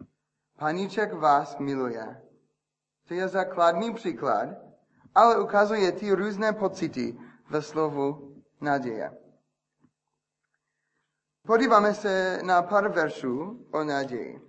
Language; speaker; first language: Czech; non-native, fluent; English